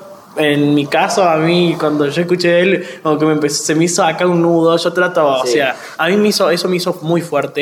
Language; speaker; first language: Spanish; native; Spanish